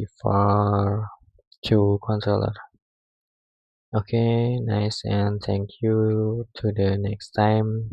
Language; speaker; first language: English; non-native, learner; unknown